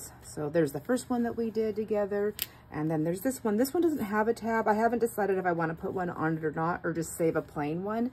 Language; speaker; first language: English; native; English